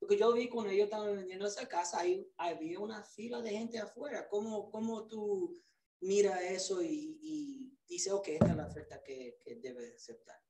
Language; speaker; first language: Spanish; early bilingual, other home language; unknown